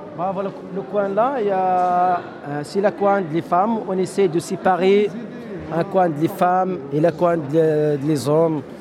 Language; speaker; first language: French; non-native, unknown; Arabic